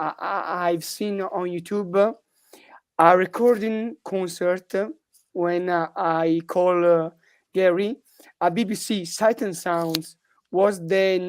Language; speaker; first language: English; non-native, learner; Italian